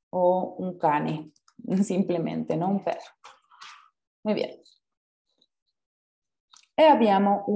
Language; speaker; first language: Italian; non-native, fluent; Spanish